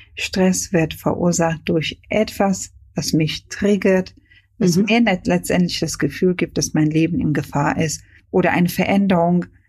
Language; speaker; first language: German; non-native, fluent; Hungarian